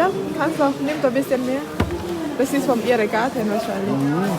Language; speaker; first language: German; non-native, learner; Thai